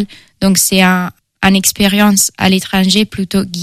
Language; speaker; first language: French; non-native, fluent; Italian